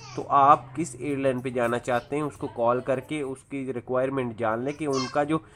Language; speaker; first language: Urdu; native; Urdu